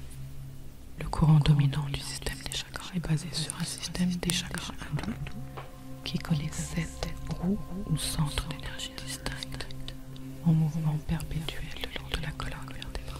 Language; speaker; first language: French; native; French